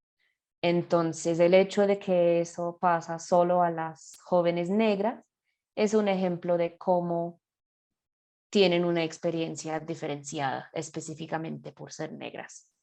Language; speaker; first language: Spanish; non-native, fluent; English